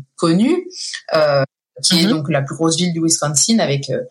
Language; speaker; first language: French; native; French